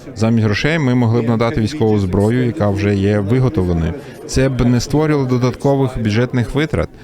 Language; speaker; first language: Ukrainian; native; Ukrainian